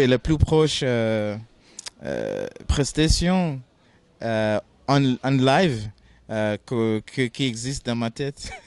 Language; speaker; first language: French; non-native, fluent; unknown